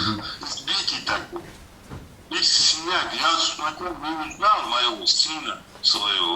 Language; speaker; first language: Russian; non-native, learner; Uzbek